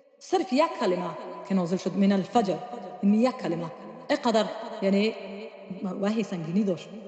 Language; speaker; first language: Persian; native; Persian